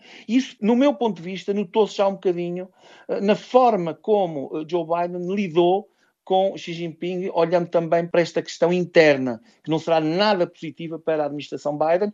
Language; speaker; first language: Portuguese; native; Portuguese